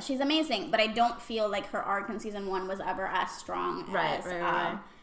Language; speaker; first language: English; non-native, fluent; Spanish